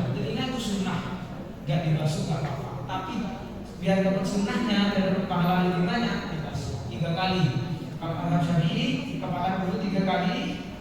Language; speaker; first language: Indonesian; non-native, local second language; Madurese